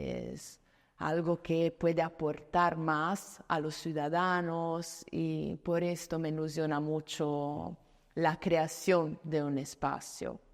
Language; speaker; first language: Spanish; non-native, fluent; Italian